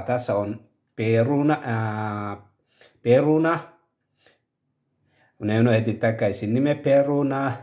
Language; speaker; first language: Finnish; non-native, learner; Tigrinya